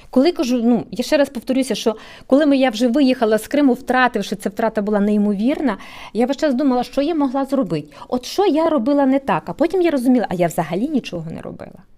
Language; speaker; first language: Ukrainian; native; Ukrainian